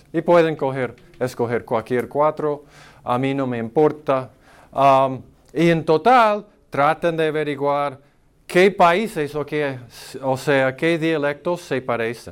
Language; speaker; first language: Spanish; non-native, fluent; English